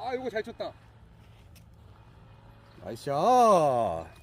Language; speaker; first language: Korean; native; Korean